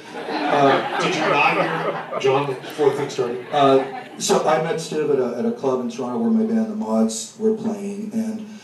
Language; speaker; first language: English; native; English